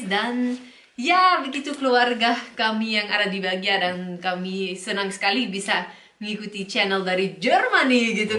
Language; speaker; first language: Indonesian; non-native, fluent; Dutch